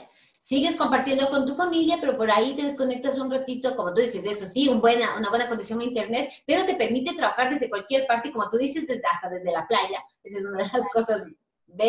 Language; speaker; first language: Spanish; native; Spanish